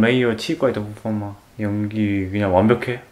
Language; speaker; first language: Korean; native; Korean